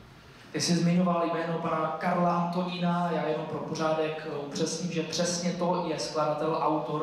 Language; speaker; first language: Czech; native; Czech